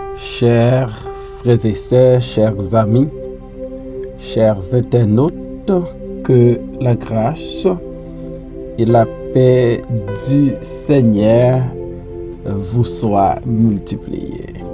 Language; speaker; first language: French; non-native, local second language; Haitian Creole